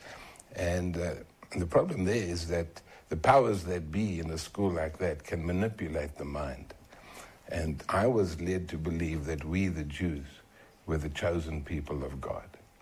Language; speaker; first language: English; native; English